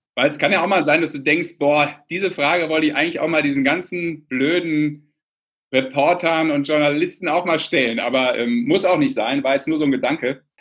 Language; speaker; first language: German; non-native, fluent; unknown